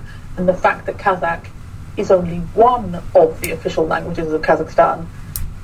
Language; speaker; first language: English; native; English